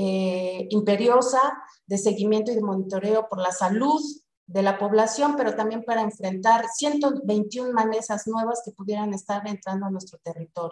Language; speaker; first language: Spanish; native; Spanish